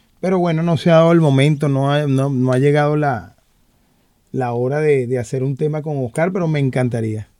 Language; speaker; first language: Spanish; native; Spanish